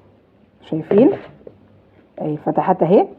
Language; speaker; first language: Arabic; native; Arabic